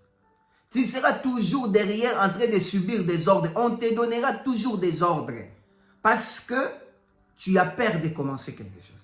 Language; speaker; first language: French; non-native, local second language; Lingala